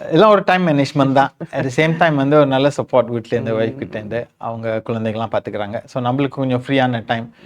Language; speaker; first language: Tamil; early bilingual, heritage; Tamil